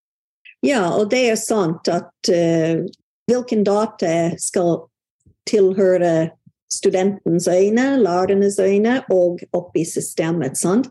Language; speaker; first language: Norwegian; non-native, fluent; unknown